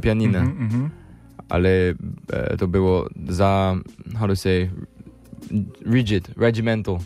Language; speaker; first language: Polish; non-native, learner; English